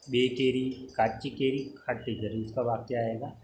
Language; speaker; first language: Hindi; non-native, local second language; Gujarati